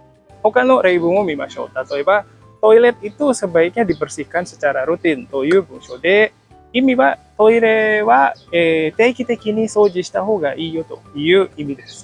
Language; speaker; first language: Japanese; non-native, fluent; Indonesian